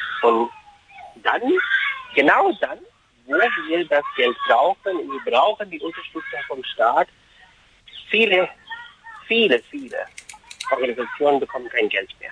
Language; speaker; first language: German; non-native, fluent; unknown